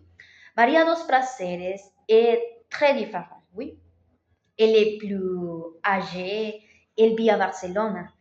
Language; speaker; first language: French; non-native, learner; Spanish